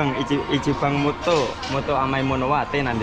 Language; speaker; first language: Japanese; non-native, learner; Indonesian